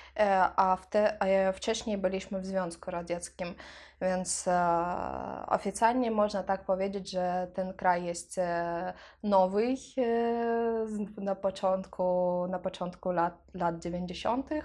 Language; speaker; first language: Polish; non-native, learner; Russian